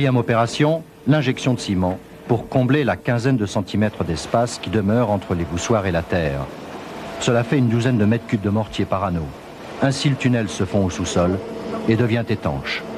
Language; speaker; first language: French; native; French